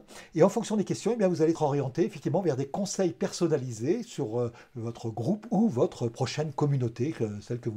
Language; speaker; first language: French; native; French